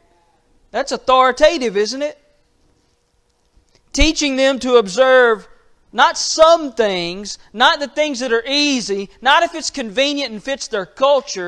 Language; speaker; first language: English; native; English